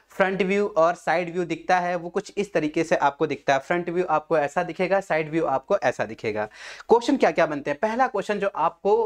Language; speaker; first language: Hindi; non-native, local second language; Marathi